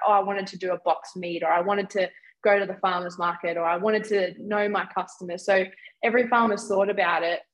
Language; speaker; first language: English; native; English